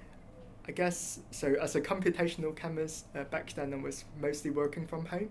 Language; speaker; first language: English; non-native, local second language; Cantonese